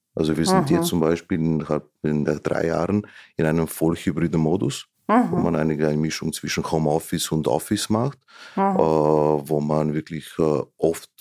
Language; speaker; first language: German; non-native, fluent; Slovenian